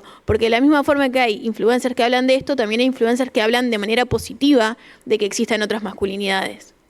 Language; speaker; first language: Spanish; native; Spanish